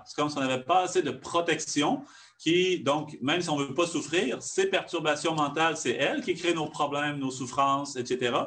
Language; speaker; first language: French; native; French